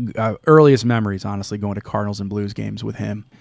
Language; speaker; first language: English; native; English